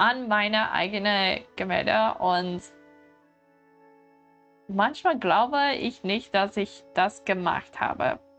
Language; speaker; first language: German; non-native, learner; English